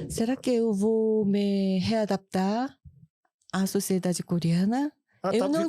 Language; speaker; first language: Portuguese; non-native, fluent; Korean